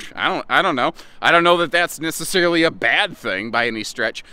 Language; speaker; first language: English; native; English